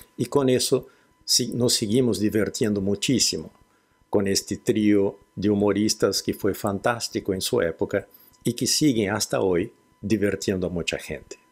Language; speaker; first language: Spanish; non-native, fluent; Portuguese